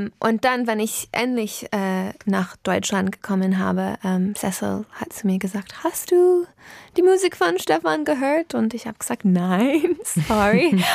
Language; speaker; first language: German; non-native, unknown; English